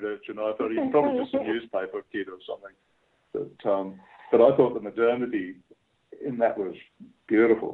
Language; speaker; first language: English; native; English